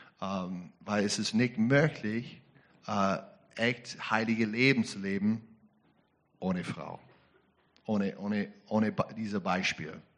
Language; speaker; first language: German; non-native, learner; English